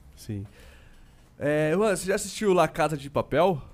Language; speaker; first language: Portuguese; native; Portuguese